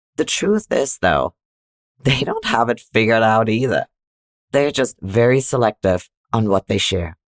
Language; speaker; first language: English; non-native, fluent; German